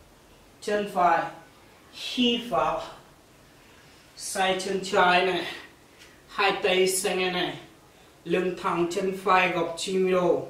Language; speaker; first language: Vietnamese; non-native, learner; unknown